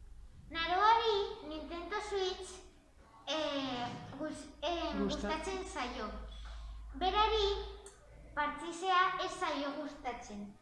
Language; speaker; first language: Basque; non-native, local second language; Spanish